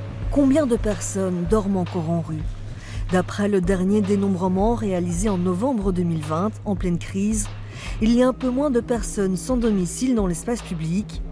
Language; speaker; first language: French; native; French